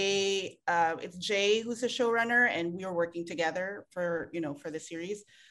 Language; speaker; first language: English; non-native, local second language; Filipino